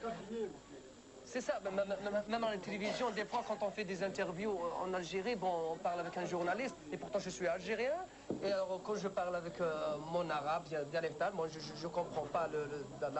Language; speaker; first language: French; non-native, local second language; Arabic